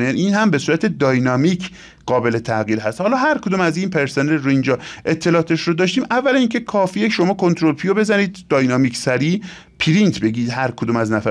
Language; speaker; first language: Persian; native; Persian